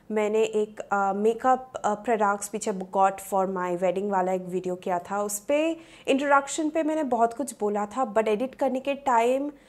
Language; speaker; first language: Hindi; non-native, local second language; Bangla